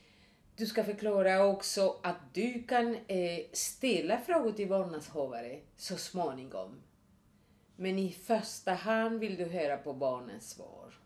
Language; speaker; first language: Swedish; non-native, fluent; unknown